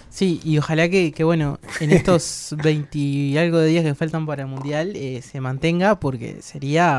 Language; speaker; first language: Spanish; native; Spanish